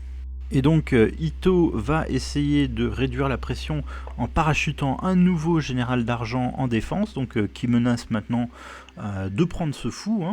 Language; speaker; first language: French; native; French